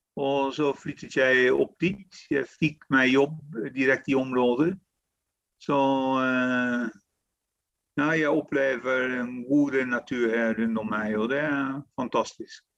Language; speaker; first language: Norwegian; non-native, fluent; Dutch